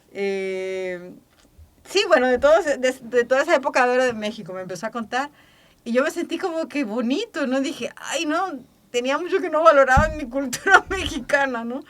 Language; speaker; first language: Spanish; native; Spanish